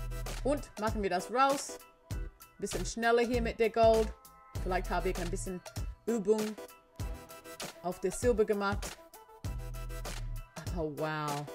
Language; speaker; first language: German; non-native, learner; English